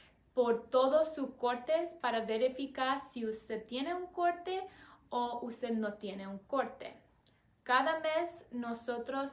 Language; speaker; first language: Spanish; non-native, learner; English